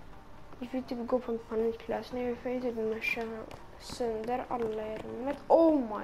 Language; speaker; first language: Swedish; native; Swedish